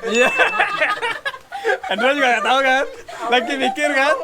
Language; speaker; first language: Indonesian; native; Indonesian